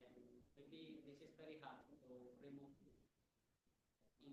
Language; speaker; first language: English; non-native, learner; Indonesian